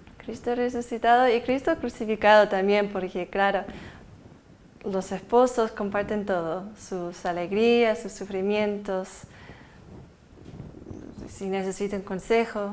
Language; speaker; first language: Spanish; non-native, fluent; English